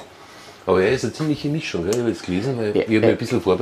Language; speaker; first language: German; native; German